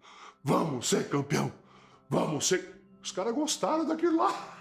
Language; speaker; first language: Portuguese; native; Portuguese